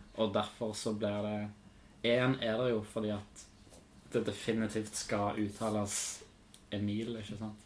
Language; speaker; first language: Norwegian; native; Norwegian